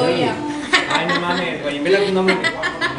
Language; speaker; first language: Spanish; native; Spanish